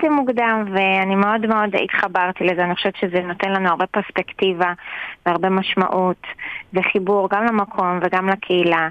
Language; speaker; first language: Hebrew; native; Hebrew